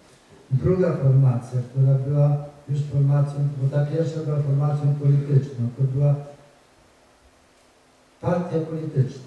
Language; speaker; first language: Polish; native; Polish